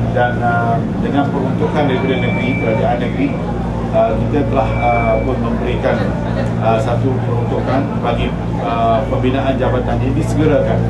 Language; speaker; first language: Malay; native; Malay